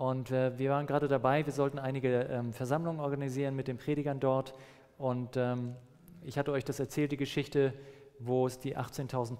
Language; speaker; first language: German; non-native, fluent; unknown